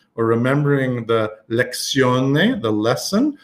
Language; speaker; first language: English; native; English